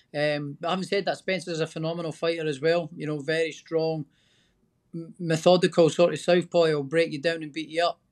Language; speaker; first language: English; native; English